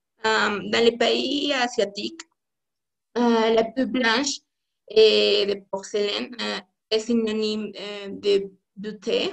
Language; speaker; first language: French; non-native, learner; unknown